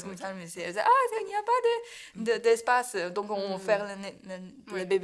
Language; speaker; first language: French; non-native, learner; Chinese